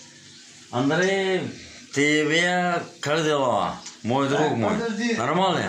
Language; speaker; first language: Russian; non-native, learner; Uzbek